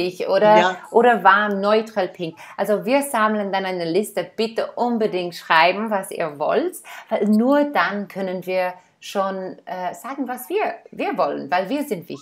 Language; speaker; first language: German; non-native, fluent; English